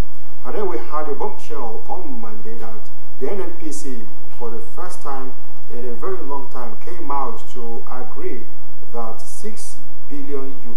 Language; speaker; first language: English; non-native, local second language; Yoruba